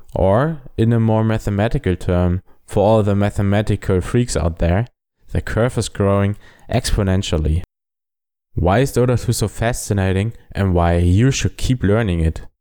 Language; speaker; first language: English; non-native, fluent; German